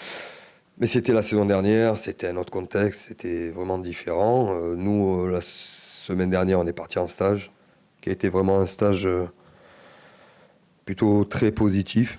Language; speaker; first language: French; native; French